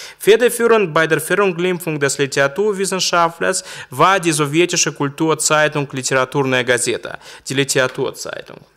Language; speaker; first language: German; non-native, fluent; Russian